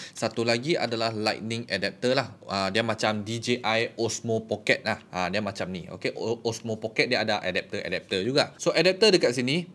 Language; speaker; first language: Malay; native; Malay